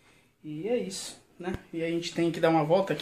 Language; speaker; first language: Portuguese; native; Portuguese